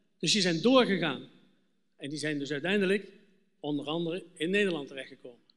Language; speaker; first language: Dutch; native; Dutch